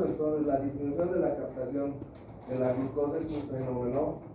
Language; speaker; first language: Spanish; native; Spanish